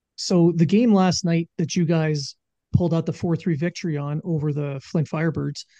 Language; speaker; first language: English; native; English